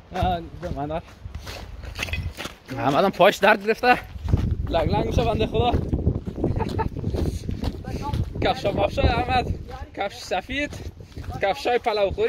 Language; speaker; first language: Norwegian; non-native, learner; Persian